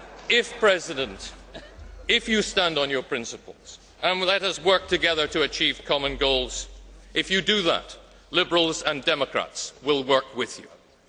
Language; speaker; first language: English; native; English